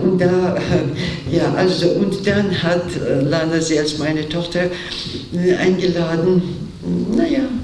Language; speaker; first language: German; non-native, fluent; Georgian